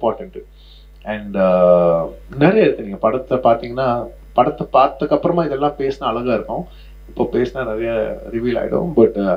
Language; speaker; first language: Tamil; non-native, local second language; Telugu